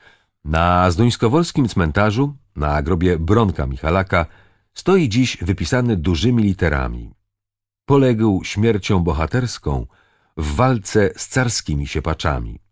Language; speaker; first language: Polish; native; Polish